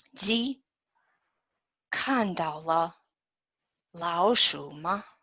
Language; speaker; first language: Chinese; non-native, fluent; English